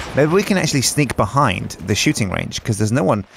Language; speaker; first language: English; native; English